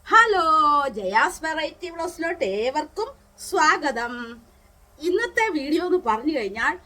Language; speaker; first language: Malayalam; native; Malayalam